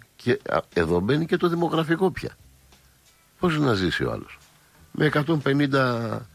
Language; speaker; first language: Greek; native; Greek